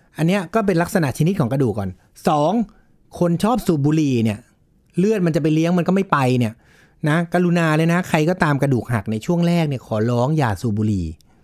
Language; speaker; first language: Thai; native; Thai